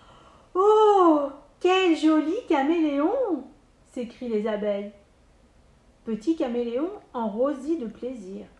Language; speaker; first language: French; native; French